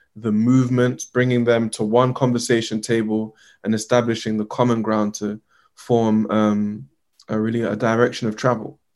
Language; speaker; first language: English; native; English